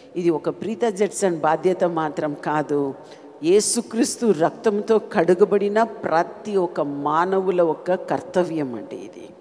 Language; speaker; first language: Telugu; non-native, fluent; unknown